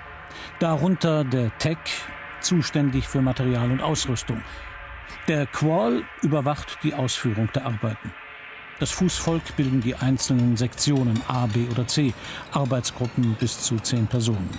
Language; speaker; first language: German; native; German